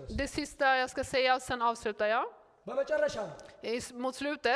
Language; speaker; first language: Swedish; non-native, fluent; Amharic